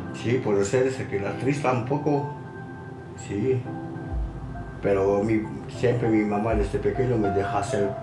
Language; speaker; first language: Spanish; non-native, learner; French